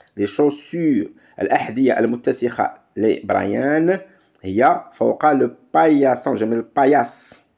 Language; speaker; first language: French; non-native, local second language; Arabic